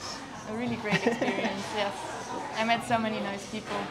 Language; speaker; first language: English; non-native, fluent; German